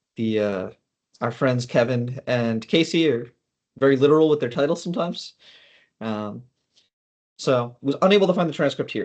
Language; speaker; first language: English; native; English